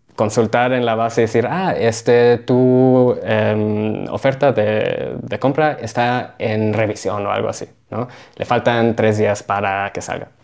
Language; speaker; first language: Spanish; early bilingual, heritage; Spanish